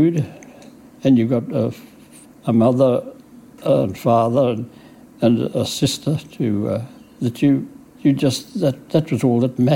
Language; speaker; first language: English; native; English